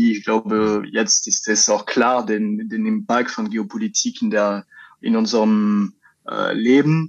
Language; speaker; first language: German; non-native, learner; French